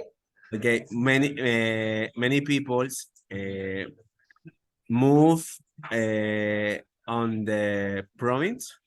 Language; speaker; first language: English; non-native, learner; Spanish